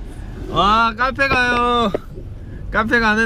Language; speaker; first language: Korean; native; Korean